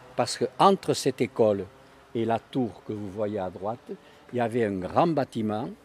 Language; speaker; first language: French; native; French